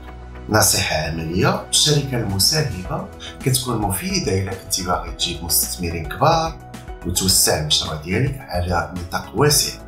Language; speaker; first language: Arabic; native; Arabic